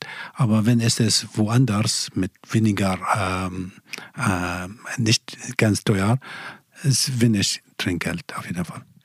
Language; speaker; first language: German; non-native, learner; Persian